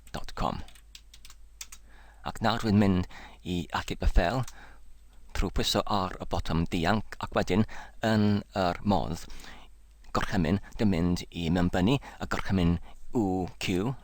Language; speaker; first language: Welsh; non-native, learner; English